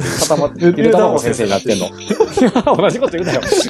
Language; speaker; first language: Japanese; native; Japanese